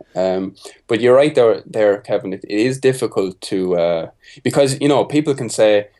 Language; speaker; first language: English; native; English